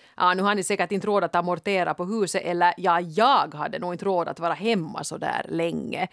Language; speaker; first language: Swedish; native; Swedish